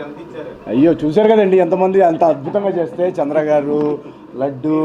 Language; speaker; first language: Telugu; native; Telugu